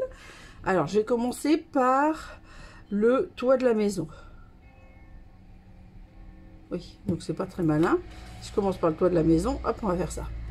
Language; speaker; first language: French; native; French